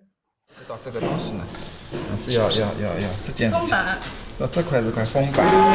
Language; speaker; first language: Chinese; native; Chinese